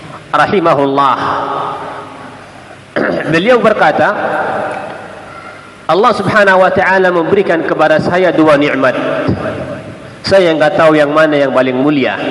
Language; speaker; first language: Indonesian; non-native, fluent; Arabic